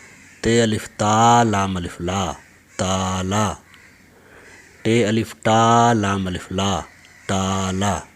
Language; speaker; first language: Urdu; native; Urdu